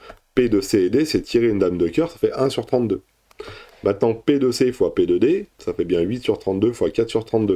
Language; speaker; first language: French; native; French